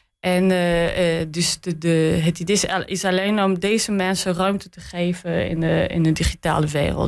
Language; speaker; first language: Dutch; non-native, learner; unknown